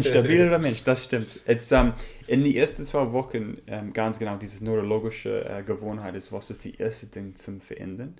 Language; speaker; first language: German; non-native, learner; English